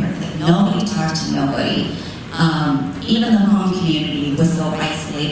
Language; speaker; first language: English; early bilingual, other home language; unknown